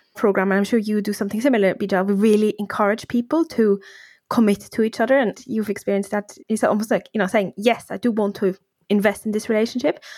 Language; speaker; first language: English; non-native, fluent; Swiss German